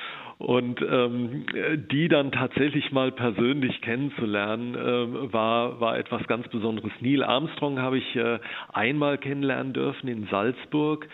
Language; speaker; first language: German; native; German